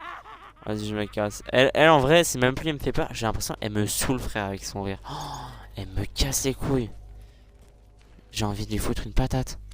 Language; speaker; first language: French; native; French